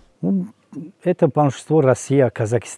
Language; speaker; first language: Russian; non-native, local second language; Tajik